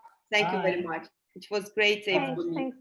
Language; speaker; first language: English; non-native, fluent; Azerbaijani